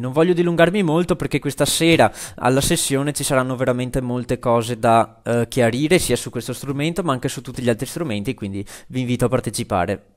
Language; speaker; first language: Italian; native; Italian